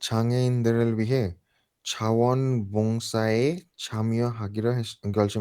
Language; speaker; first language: Korean; non-native, learner; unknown